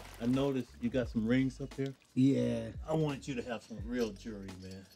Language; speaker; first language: English; native; English